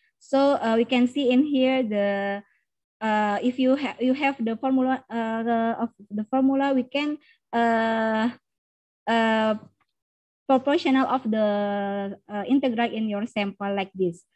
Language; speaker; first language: English; non-native, learner; Indonesian